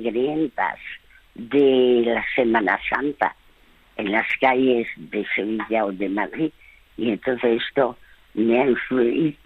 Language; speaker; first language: Spanish; early bilingual, other home language; French